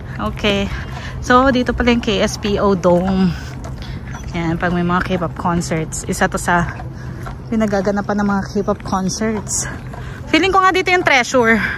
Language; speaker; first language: Filipino; native; Filipino